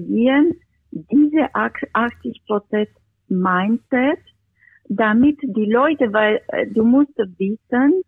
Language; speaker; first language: German; non-native, fluent; Romanian